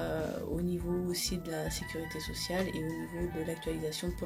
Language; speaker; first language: French; native; French